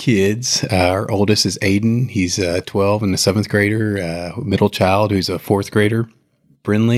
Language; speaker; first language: English; native; English